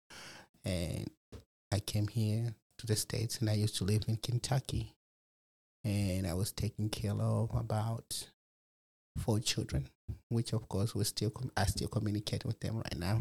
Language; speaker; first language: English; non-native, local second language; Nyanja